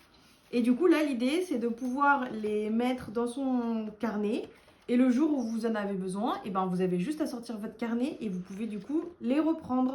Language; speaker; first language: French; native; French